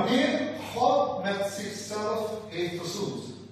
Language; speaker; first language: Dutch; non-native, fluent; Indonesian